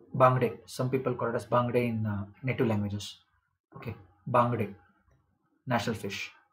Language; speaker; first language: English; non-native, local second language; Kannada